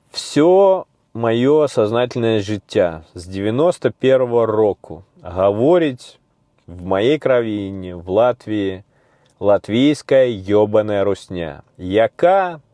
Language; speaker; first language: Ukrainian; non-native, learner; Russian